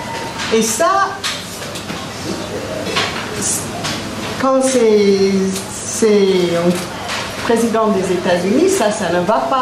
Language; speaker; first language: French; non-native, fluent; English